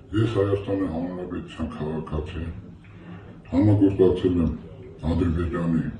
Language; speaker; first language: Armenian; native; Armenian